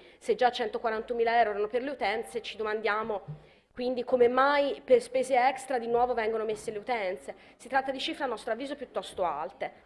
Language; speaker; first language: Italian; native; Italian